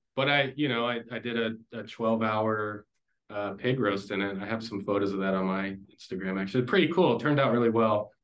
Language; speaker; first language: English; native; English